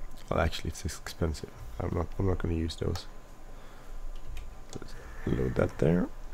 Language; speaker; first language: English; non-native, fluent; Swedish